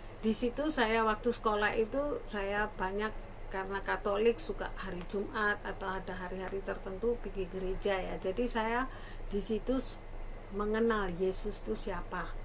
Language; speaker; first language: Indonesian; early bilingual, other home language; Sindhi